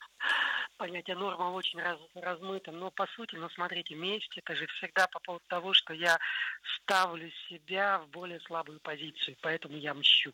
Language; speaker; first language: Russian; native; Russian